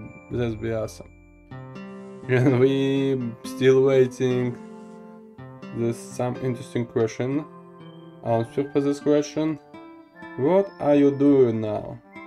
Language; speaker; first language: English; non-native, learner; Russian